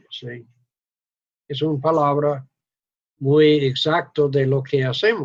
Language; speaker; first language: Spanish; non-native, fluent; English